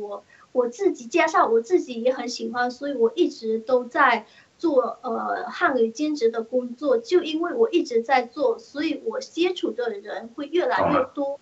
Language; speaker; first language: Chinese; early bilingual, heritage; Chinese